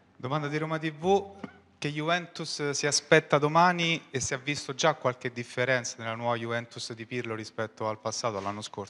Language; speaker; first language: Italian; native; Italian